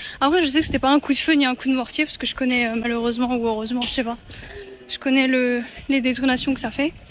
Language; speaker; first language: French; native; French